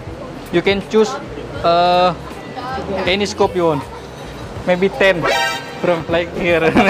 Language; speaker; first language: English; non-native, learner; Indonesian